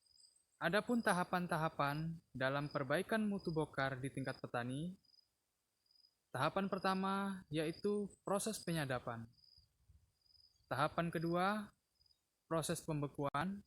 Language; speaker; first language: Indonesian; native; Indonesian